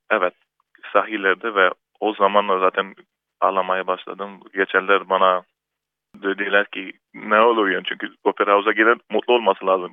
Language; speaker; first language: Turkish; early bilingual, heritage; Turkish